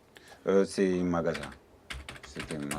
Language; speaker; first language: French; non-native, learner; Arabic